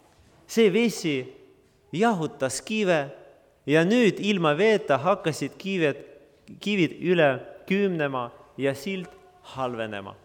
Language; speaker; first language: Estonian; non-native, local second language; Russian